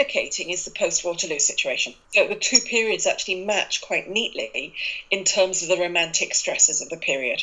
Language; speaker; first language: English; native; English